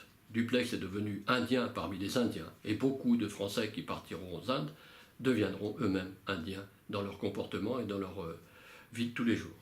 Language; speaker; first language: French; native; French